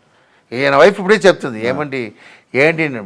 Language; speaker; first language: Telugu; non-native, learner; Tamil